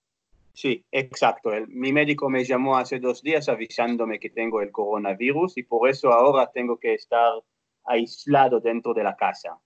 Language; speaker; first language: Spanish; non-native, fluent; Hebrew